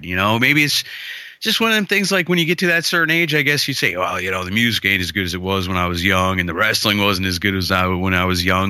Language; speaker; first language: English; native; English